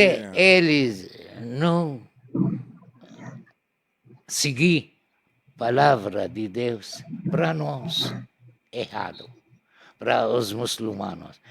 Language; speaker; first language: Portuguese; non-native, learner; Arabic